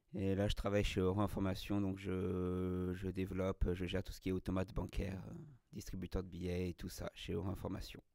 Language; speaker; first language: French; native; French